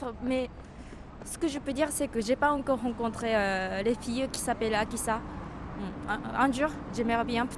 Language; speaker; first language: French; non-native, fluent; Japanese